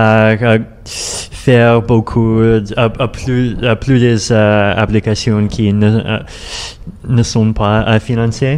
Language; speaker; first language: French; non-native, learner; Russian